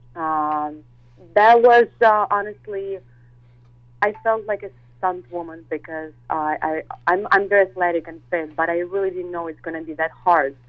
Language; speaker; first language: English; non-native, fluent; Russian